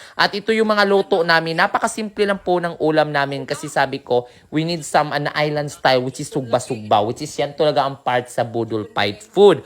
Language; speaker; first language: Filipino; non-native, local second language; Surigaonon